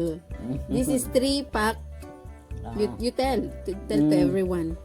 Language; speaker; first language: English; non-native, learner; Filipino